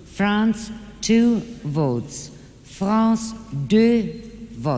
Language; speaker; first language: French; non-native, fluent; German